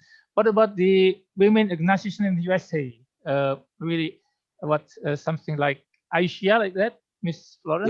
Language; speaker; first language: English; non-native, fluent; Indonesian